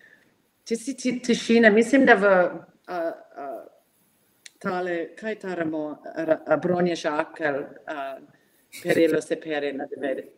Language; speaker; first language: Slovenian; non-native, fluent; English